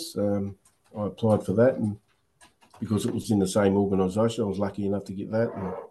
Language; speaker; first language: English; native; English